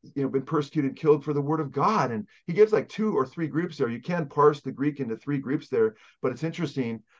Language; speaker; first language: English; native; English